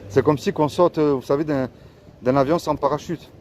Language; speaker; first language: French; native; French